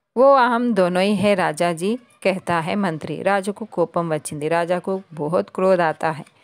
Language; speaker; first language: Hindi; non-native, local second language; Telugu